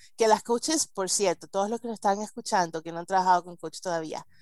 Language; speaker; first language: Spanish; early bilingual, heritage; Spanish